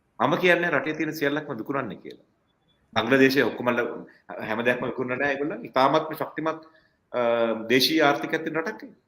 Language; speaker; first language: Sinhala; non-native, local second language; Tamil